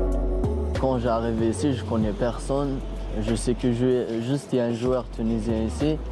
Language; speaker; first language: French; non-native, local second language; Kabyle